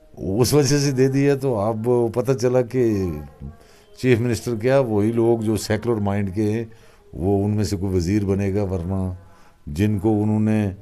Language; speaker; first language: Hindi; non-native, local second language; Kashmiri